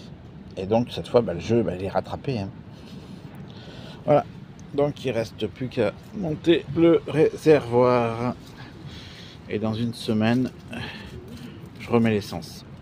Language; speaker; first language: French; native; French